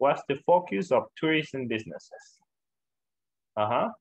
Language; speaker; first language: English; non-native, learner; Spanish